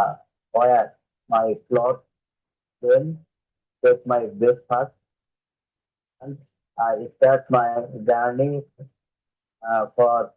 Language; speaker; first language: English; non-native, learner; Bangla